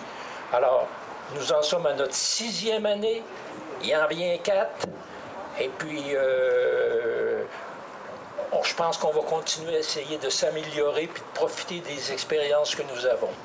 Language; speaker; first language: French; native; French